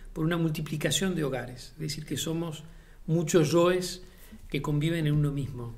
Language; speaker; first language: Spanish; native; Spanish